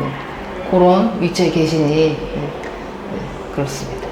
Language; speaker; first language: Korean; native; Korean